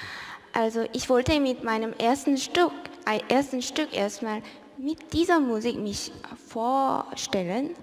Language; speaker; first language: German; early bilingual, other home language; Korean